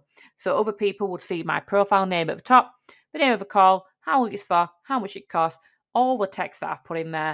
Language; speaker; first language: English; native; English